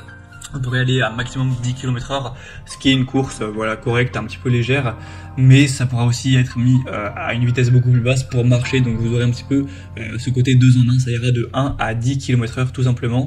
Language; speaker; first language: French; native; French